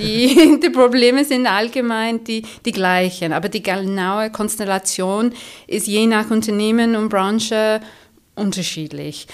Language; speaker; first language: German; non-native, fluent; English